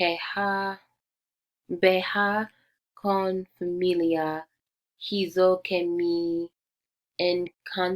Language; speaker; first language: Spanish; non-native, learner; English